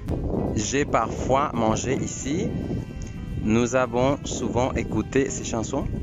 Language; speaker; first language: French; non-native, fluent; Spanish